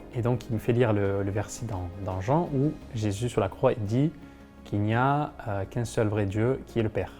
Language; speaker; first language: French; non-native, fluent; Arabic